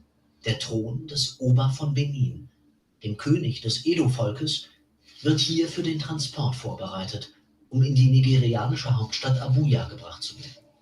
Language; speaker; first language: German; native; German